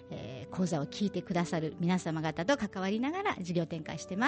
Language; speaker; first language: Japanese; native; Japanese